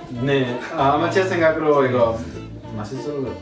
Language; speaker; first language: Korean; non-native, learner; Hindi